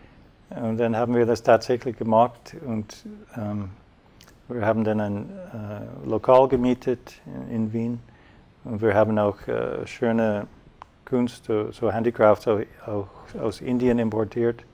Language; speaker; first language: German; non-native, fluent; English